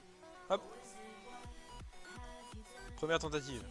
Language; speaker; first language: French; native; French